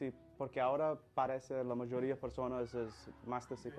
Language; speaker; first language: Spanish; non-native, learner; English